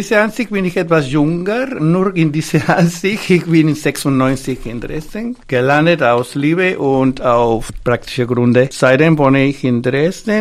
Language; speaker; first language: German; non-native, fluent; Spanish